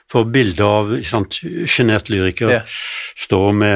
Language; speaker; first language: Norwegian; native; Norwegian